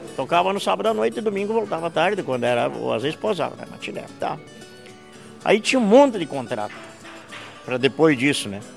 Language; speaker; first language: Portuguese; native; Portuguese